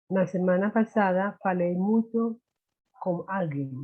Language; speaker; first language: Portuguese; non-native, learner; Spanish